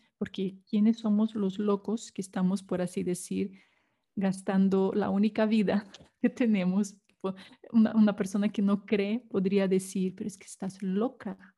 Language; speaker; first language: Spanish; non-native, fluent; Portuguese